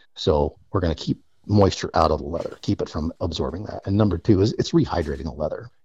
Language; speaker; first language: English; native; English